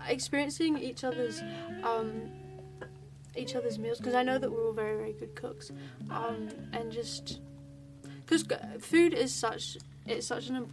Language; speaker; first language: English; native; English